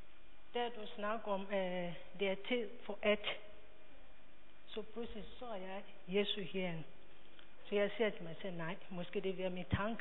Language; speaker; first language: Danish; non-native, learner; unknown